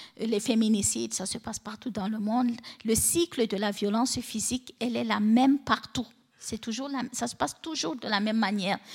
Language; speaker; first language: French; non-native, local second language; Fula